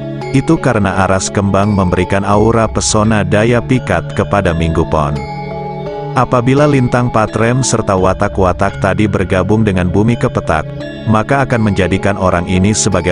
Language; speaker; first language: Indonesian; non-native, local second language; Javanese